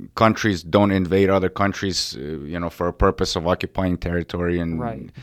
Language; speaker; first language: English; early bilingual, other home language; Ukrainian